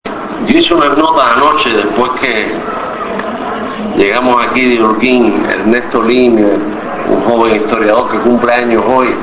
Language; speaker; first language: Spanish; native; Spanish